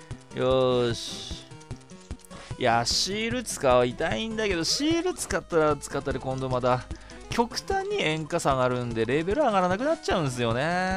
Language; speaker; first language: Japanese; native; Japanese